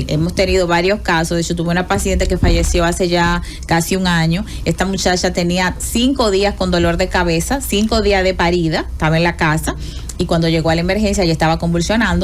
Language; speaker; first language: Spanish; native; Spanish